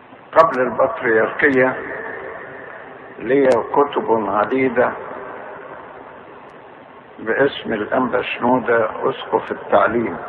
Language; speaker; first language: Arabic; native; Arabic